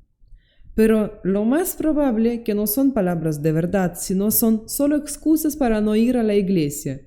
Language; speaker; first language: Spanish; non-native, fluent; Russian